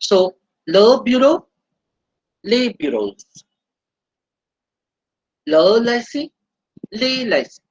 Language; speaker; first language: French; non-native, fluent; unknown